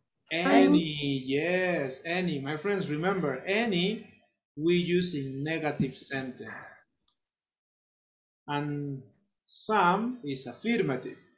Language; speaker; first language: English; non-native, fluent; Spanish